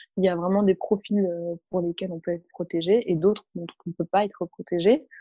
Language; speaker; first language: French; early bilingual, other home language; Arabic